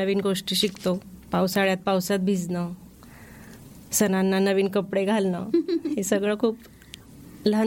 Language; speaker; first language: Marathi; native; Marathi